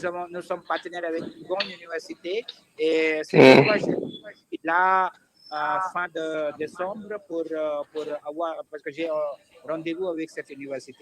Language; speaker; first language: French; non-native, learner; Hindi